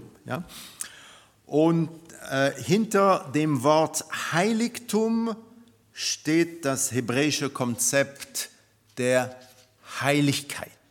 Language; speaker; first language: German; non-native, fluent; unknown